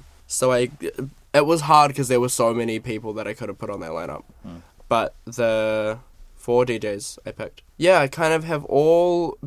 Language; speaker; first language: English; native; English